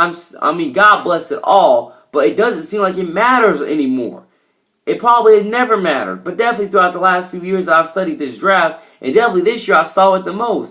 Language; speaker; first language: English; native; English